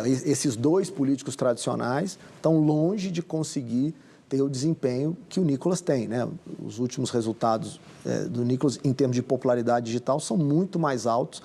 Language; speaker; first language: Portuguese; native; Portuguese